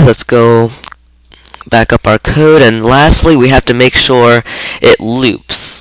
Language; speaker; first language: English; native; English